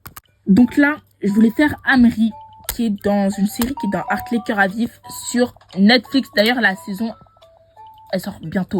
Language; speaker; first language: French; native; French